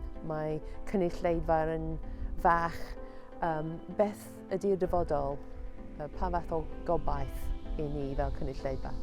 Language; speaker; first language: Welsh; non-native, fluent; English